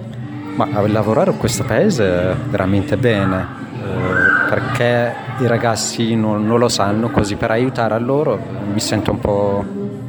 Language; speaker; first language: Italian; non-native, learner; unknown